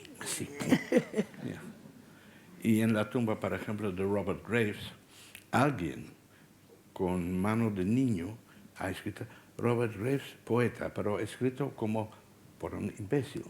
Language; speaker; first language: Spanish; non-native, fluent; Dutch